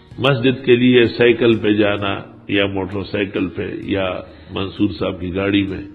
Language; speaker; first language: Urdu; non-native, local second language; Pashto